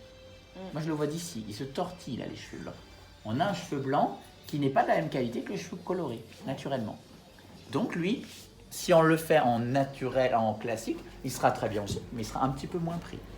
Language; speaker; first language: French; native; French